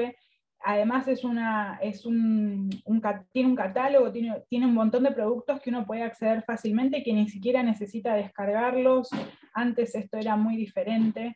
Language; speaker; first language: Spanish; native; Spanish